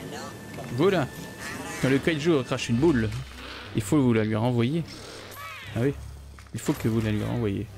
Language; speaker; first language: French; native; French